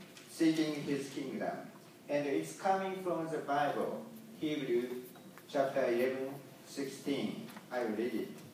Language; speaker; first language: English; non-native, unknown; Japanese